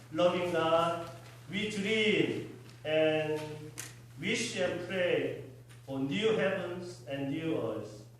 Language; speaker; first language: English; non-native, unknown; Korean